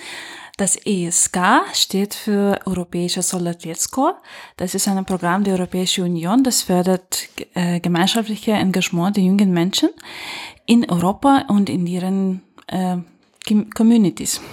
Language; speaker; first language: German; non-native, fluent; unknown